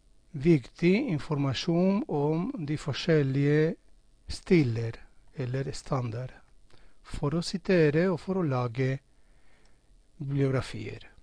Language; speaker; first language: Norwegian; non-native, fluent; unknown